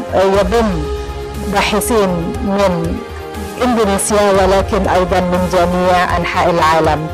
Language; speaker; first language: Arabic; non-native, fluent; Indonesian